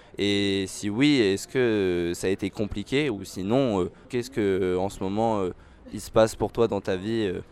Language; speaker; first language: French; native; French